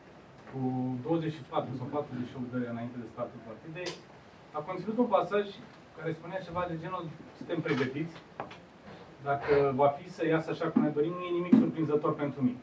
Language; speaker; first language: Romanian; native; Romanian